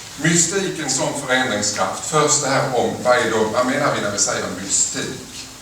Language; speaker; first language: Swedish; native; Swedish